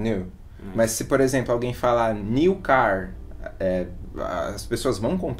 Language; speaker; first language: Portuguese; native; Portuguese